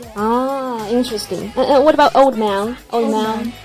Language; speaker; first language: English; non-native, fluent; Chinese